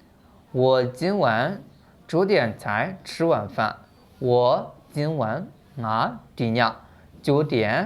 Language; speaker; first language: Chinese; non-native, fluent; Burmese